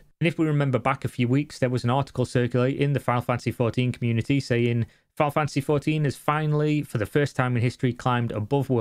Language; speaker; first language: English; native; English